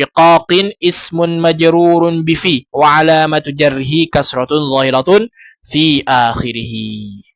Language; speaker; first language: Arabic; non-native, fluent; Indonesian